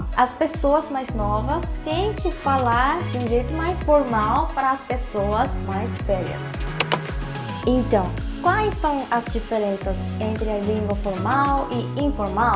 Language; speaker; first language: Portuguese; non-native, fluent; Korean